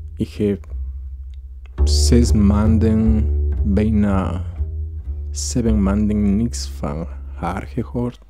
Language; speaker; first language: Dutch; non-native, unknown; Spanish